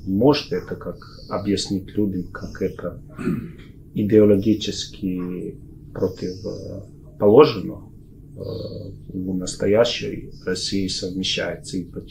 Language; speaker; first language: Russian; non-native, learner; Serbian